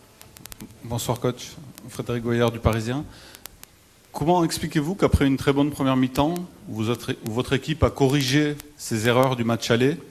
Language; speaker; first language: French; native; French